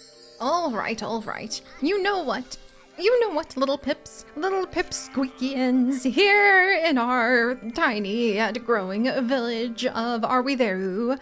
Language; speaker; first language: English; native; English